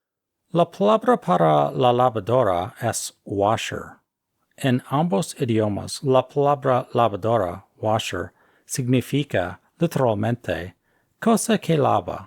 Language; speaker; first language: Spanish; non-native, fluent; English